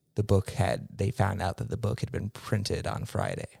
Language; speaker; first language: English; early bilingual, other home language; Spanish